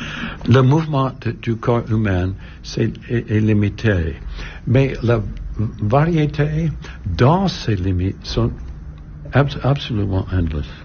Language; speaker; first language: French; non-native, learner; English